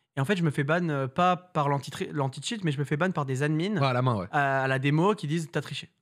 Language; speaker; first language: French; native; French